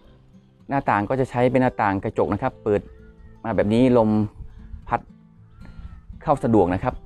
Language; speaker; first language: Thai; native; Thai